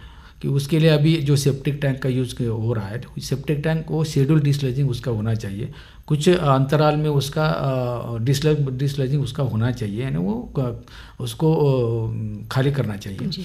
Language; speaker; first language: Hindi; non-native, local second language; Marathi